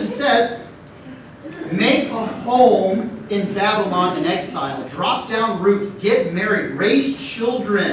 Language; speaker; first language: English; native; English